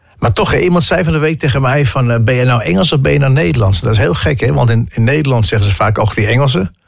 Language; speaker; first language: Dutch; early bilingual, other home language; English